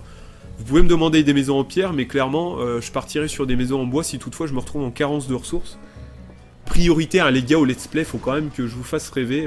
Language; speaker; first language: French; native; French